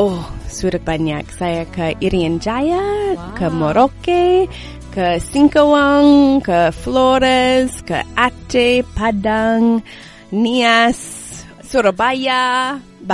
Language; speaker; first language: Indonesian; non-native, learner; English